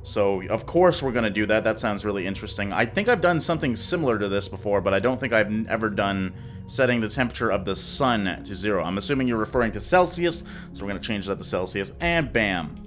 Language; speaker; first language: English; native; English